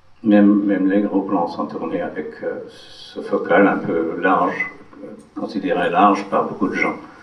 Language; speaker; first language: French; non-native, fluent; English